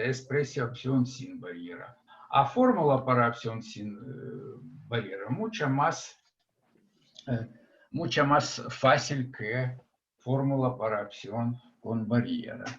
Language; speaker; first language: Spanish; non-native, fluent; Russian